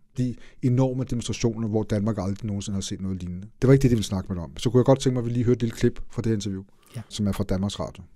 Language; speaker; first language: Danish; early bilingual, other home language; Arabic